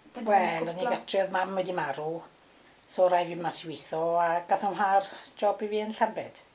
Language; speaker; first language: Welsh; native; Welsh